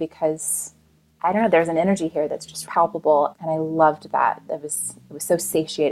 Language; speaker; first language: English; native; English